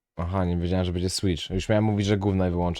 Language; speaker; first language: Polish; native; Polish